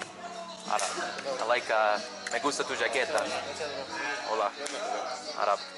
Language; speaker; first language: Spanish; non-native, learner; English